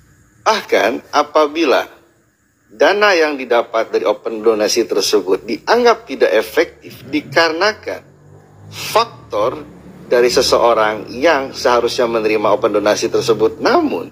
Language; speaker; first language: Indonesian; native; Indonesian